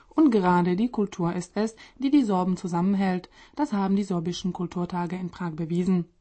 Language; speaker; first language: German; non-native, fluent; Czech